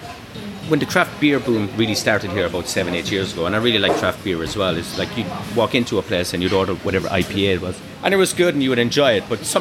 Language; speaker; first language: English; native; English